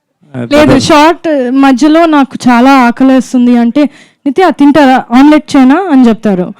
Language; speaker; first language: Telugu; non-native, fluent; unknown